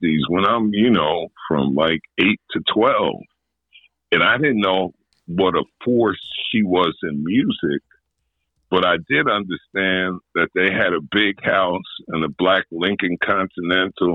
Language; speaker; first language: English; native; English